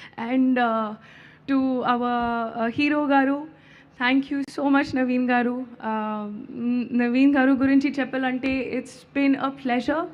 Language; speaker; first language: Telugu; non-native, learner; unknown